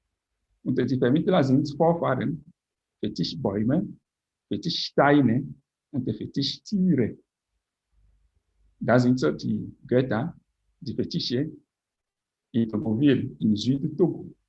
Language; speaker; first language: German; non-native, fluent; French